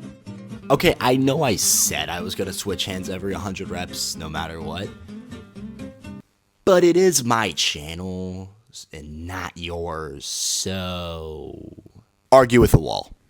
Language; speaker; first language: English; native; English